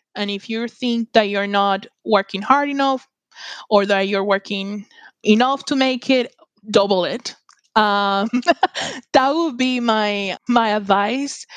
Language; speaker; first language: English; non-native, fluent; Spanish